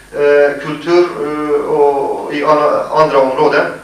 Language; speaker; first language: Swedish; non-native, fluent; Kurdish